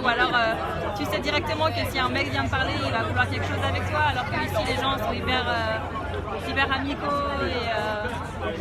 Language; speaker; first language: French; native; French